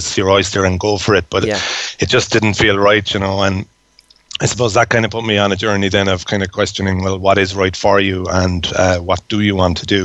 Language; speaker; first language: English; native; English